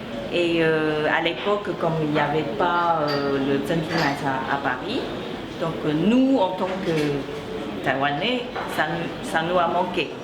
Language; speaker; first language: French; non-native, fluent; Chinese